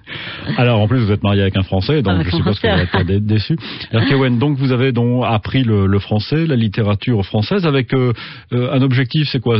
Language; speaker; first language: French; native; French